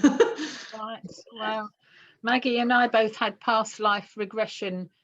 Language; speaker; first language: English; native; English